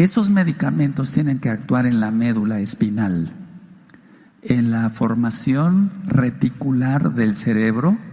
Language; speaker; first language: Spanish; native; Spanish